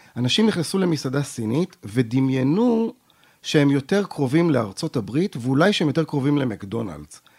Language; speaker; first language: Hebrew; native; Hebrew